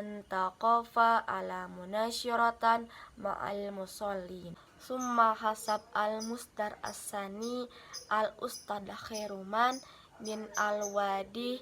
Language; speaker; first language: Arabic; non-native, learner; Indonesian